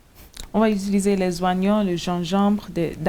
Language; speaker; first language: French; non-native, learner; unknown